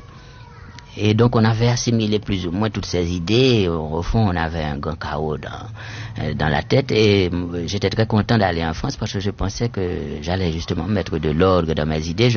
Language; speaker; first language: French; non-native, local second language; Haitian Creole